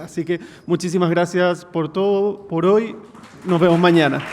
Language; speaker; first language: Spanish; native; Spanish